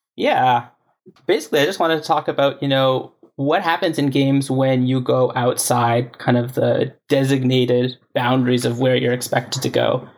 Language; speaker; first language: English; native; English